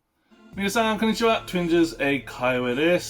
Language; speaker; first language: Japanese; non-native, learner; English